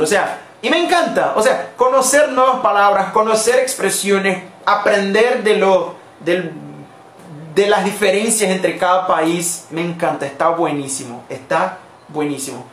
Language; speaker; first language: Spanish; non-native, fluent; Portuguese